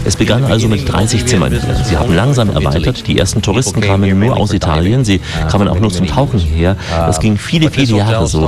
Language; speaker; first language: German; native; German